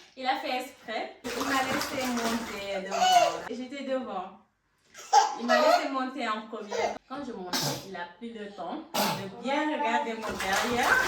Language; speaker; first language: French; non-native, local second language; Wolof